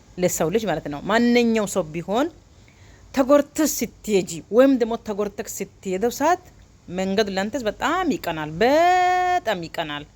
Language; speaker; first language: Amharic; non-native, local second language; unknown